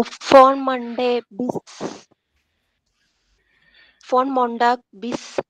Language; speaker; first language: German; non-native, learner; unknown